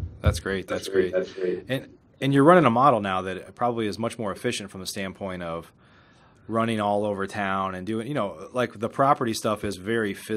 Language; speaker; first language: English; native; English